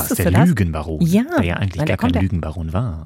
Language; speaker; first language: German; native; German